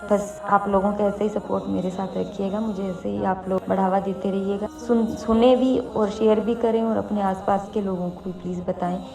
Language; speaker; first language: Hindi; native; Hindi